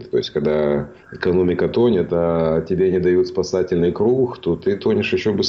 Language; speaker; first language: Russian; native; Russian